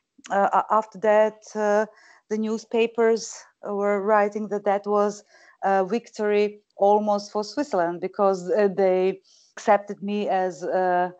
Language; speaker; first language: English; non-native, fluent; Croatian